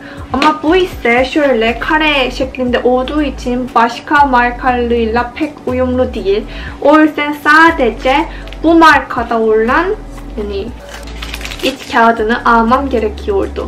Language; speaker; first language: Turkish; non-native, fluent; Korean